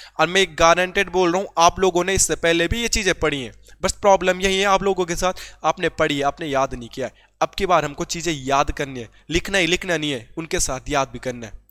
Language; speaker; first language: Hindi; native; Hindi